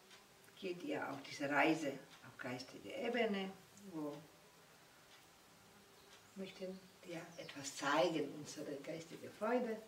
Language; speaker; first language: German; non-native, learner; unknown